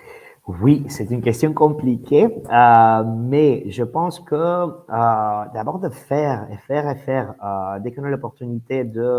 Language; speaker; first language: French; non-native, fluent; Spanish